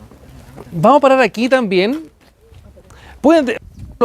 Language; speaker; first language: Spanish; native; Spanish